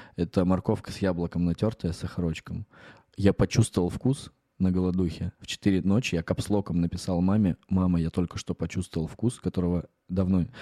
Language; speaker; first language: Russian; native; Russian